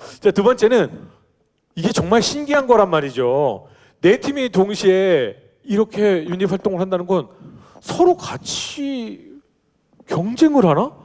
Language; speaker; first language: Korean; native; Korean